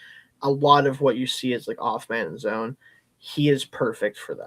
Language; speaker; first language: English; native; English